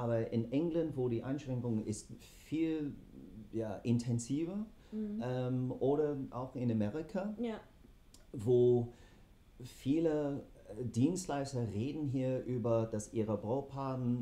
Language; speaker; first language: German; non-native, fluent; English